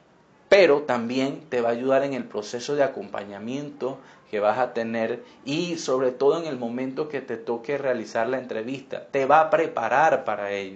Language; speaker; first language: Spanish; native; Spanish